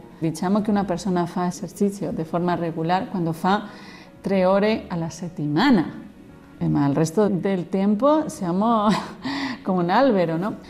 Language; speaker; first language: Italian; non-native, learner; Spanish